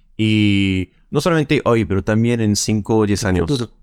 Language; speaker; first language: Spanish; non-native, fluent; French